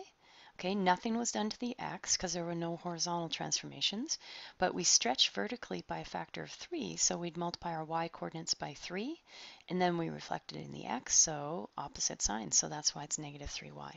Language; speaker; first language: English; native; English